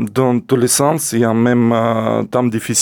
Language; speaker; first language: French; non-native, learner; Russian